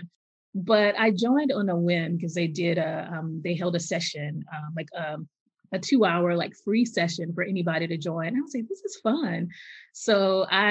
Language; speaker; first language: English; native; English